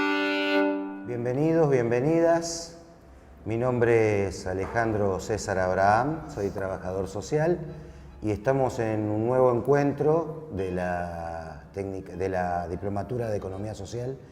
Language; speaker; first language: Spanish; native; Spanish